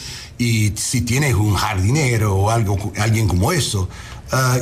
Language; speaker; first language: Spanish; non-native, learner; English